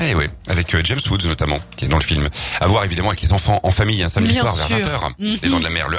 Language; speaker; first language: French; native; French